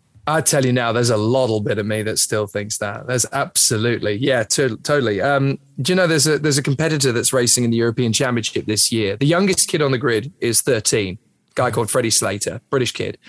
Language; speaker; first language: English; native; English